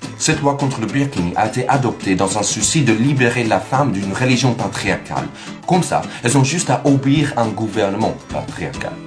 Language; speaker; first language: French; non-native, fluent; English